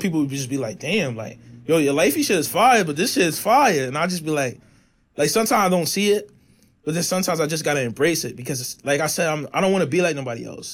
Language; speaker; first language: English; native; English